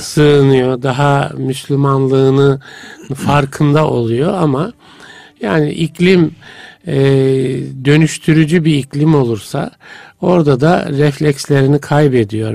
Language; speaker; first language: Turkish; native; Turkish